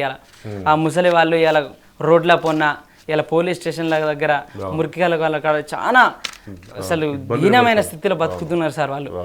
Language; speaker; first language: Telugu; non-native, local second language; Lambadi